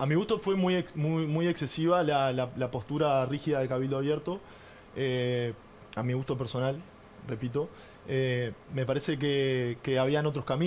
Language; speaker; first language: Spanish; native; Spanish